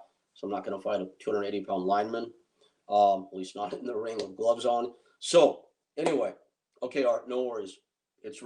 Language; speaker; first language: English; native; English